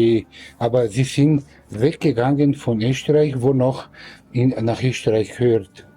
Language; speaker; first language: German; early bilingual, heritage; Portuguese